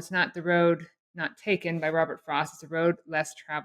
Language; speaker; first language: English; native; English